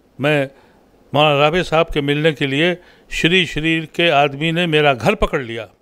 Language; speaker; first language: Urdu; native; Urdu